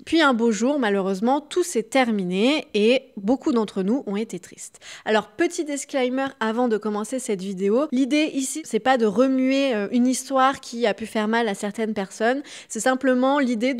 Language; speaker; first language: French; native; French